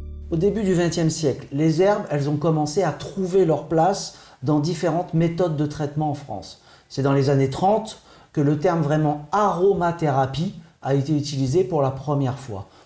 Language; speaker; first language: French; native; French